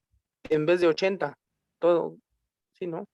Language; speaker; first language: Spanish; native; Spanish